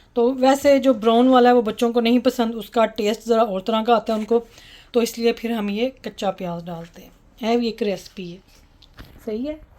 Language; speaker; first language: Urdu; non-native, local second language; Punjabi